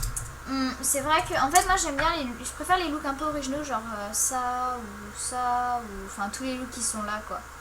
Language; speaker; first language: French; native; French